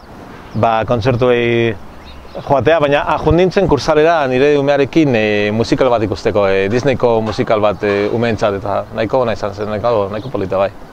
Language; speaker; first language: Basque; non-native, local second language; Spanish